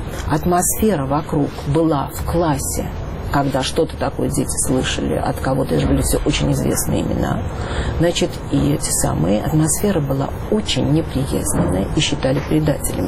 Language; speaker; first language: Russian; native; Russian